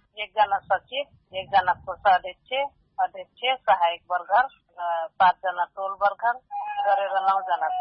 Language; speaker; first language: Nepali; non-native, local second language; Rana Tharu